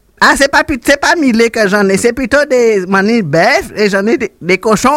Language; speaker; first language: French; non-native, local second language; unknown